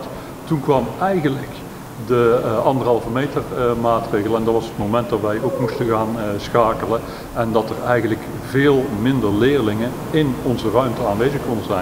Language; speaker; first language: Dutch; native; Dutch